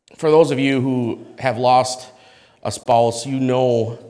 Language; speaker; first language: English; native; English